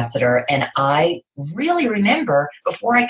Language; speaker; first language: English; native; English